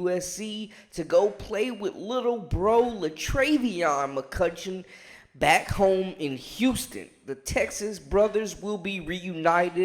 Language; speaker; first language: English; native; English